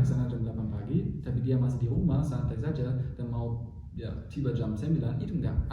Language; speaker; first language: Indonesian; non-native, fluent; German